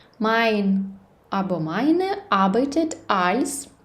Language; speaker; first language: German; non-native, fluent; Ukrainian